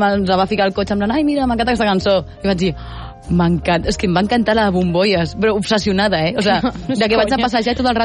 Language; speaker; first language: Catalan; native; Catalan